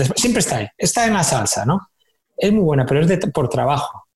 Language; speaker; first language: Spanish; native; Spanish